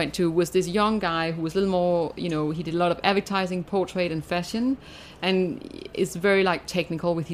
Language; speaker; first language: English; non-native, fluent; Danish